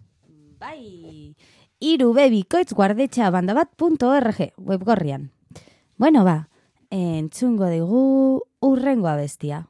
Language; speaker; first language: Basque; non-native, learner; Spanish